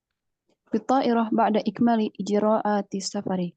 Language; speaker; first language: Arabic; non-native, learner; Indonesian